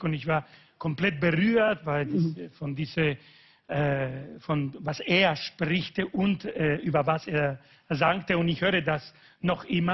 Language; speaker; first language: German; non-native, fluent; Spanish